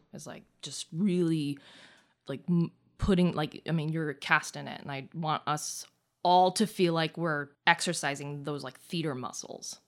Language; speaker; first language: English; early bilingual, other home language; Russian